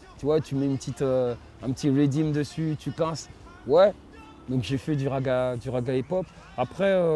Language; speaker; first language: French; native; French